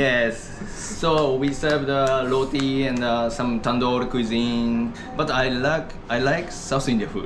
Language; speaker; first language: English; non-native, learner; Japanese